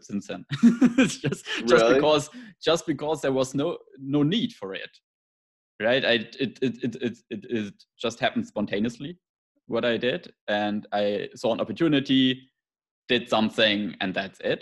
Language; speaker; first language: English; non-native, fluent; German